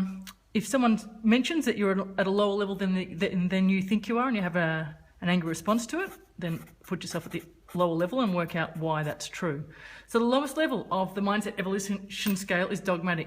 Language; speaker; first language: English; native; English